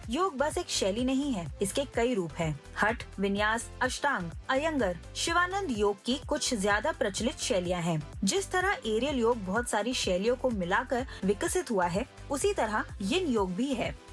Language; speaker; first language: Hindi; native; Hindi